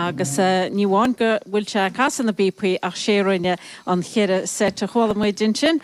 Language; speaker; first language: Irish; native; Irish